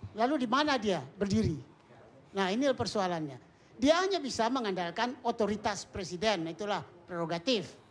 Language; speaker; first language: Indonesian; non-native, local second language; Minangkabau